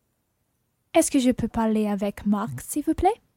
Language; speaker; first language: French; non-native, learner; English